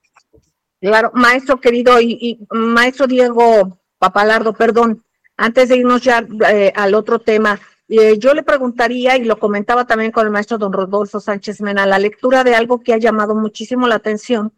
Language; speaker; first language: Spanish; native; Spanish